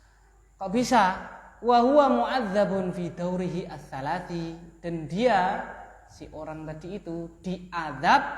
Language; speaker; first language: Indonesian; native; Indonesian